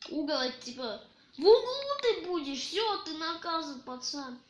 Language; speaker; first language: Russian; native; Russian